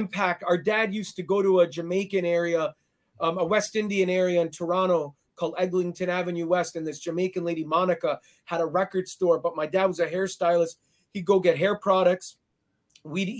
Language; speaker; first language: English; native; English